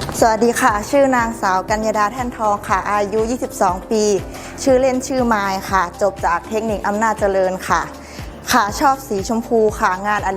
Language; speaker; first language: Thai; native; Thai